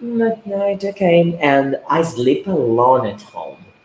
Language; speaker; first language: English; non-native, fluent; Portuguese